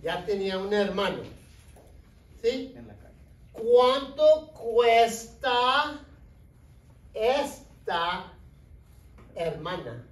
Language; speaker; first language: Spanish; non-native, fluent; English